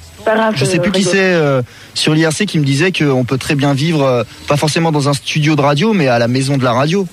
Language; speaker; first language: French; native; French